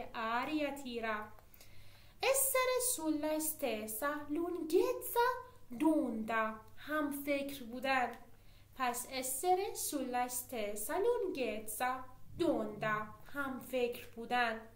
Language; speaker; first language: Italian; non-native, fluent; Persian